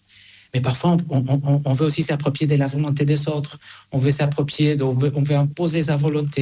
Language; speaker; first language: French; non-native, fluent; Spanish